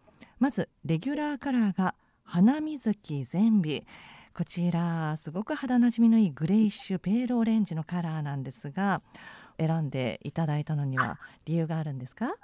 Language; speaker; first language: Japanese; native; Japanese